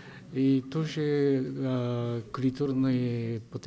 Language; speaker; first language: Russian; non-native, fluent; Japanese